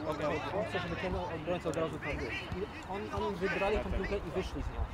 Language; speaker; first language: Polish; early bilingual, heritage; Polish